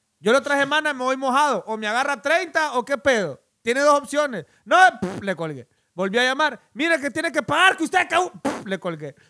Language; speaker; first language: Spanish; native; Spanish